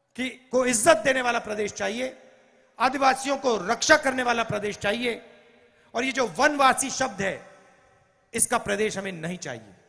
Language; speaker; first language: Hindi; native; Hindi